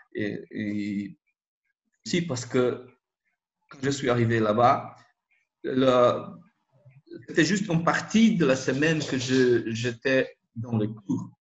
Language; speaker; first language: French; non-native, learner; Portuguese